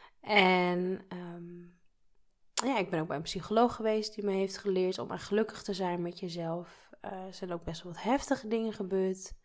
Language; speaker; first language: Dutch; native; Dutch